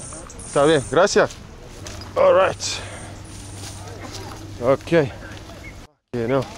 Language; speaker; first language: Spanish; non-native, learner; English